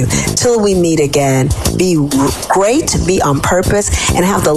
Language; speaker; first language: English; native; English